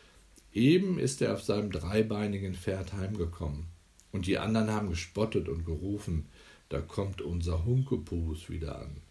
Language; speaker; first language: German; native; German